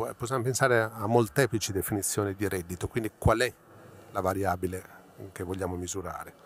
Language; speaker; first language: Italian; native; Italian